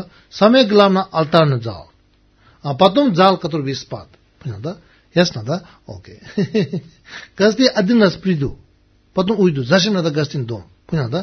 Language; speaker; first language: Russian; non-native, learner; Tibetan